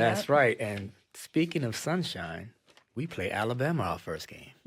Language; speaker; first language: English; native; English